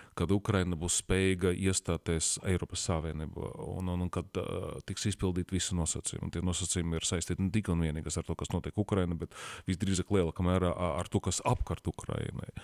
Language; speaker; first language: Latvian; non-native, local second language; Russian